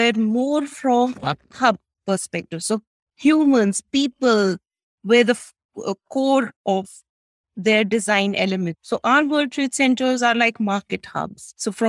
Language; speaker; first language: English; non-native, local second language; Kashmiri